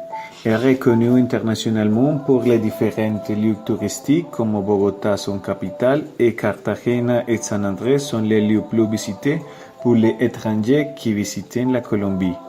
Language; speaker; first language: French; non-native, learner; Spanish